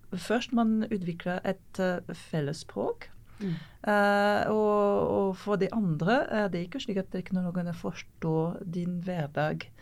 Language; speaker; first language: Norwegian; non-native, fluent; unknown